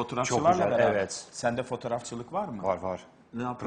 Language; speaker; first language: Turkish; native; Turkish